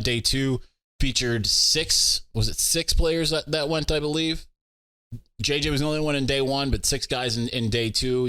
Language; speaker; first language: English; native; English